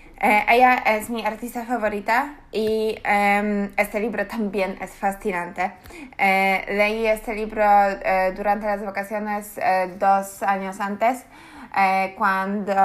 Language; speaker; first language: Spanish; non-native, learner; Polish